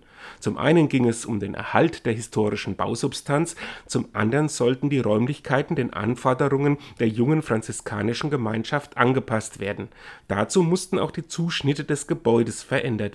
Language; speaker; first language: German; native; German